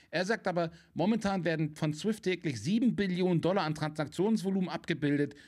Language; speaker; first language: German; native; German